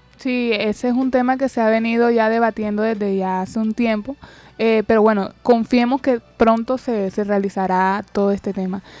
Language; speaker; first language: Spanish; native; Spanish